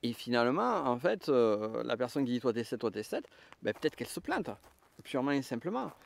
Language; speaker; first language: French; native; French